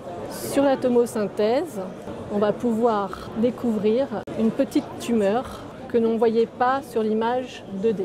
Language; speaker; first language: French; native; French